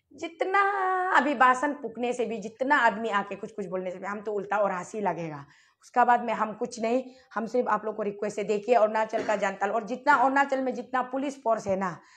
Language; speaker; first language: Hindi; non-native, local second language; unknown